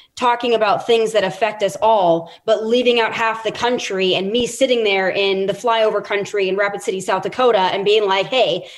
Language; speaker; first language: English; native; English